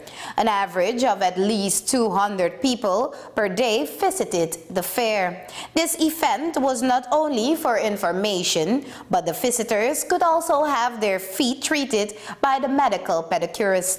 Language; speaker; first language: English; non-native, fluent; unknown